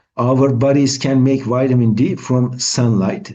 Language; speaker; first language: English; non-native, fluent; Turkish